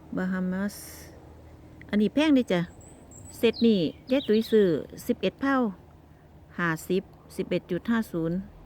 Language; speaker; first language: Thai; native; Thai